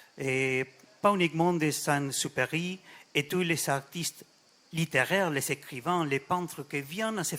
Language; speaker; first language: French; non-native, fluent; Spanish